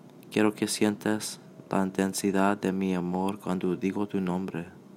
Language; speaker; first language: Spanish; non-native, learner; English